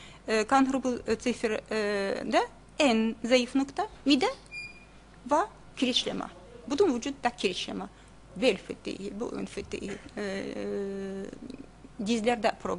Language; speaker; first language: Turkish; non-native, fluent; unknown